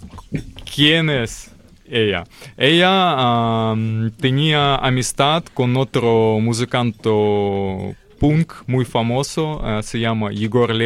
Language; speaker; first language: Spanish; non-native, learner; Russian